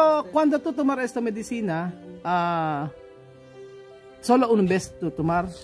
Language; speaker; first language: Spanish; non-native, learner; Filipino